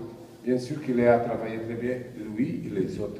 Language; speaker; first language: French; non-native, fluent; Portuguese